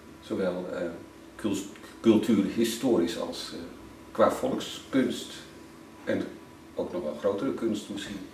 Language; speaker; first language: Dutch; native; Dutch